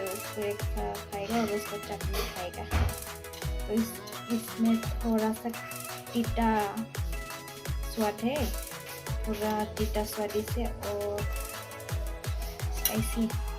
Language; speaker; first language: Hindi; non-native, local second language; Bodo